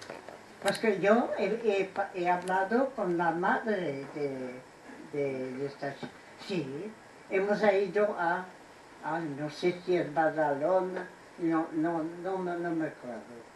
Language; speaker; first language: Spanish; non-native, fluent; French